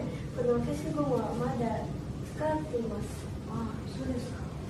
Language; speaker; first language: Japanese; non-native, learner; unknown